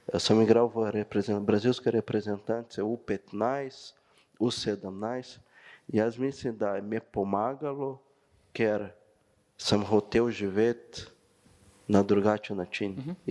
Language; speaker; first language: Slovenian; non-native, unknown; Portuguese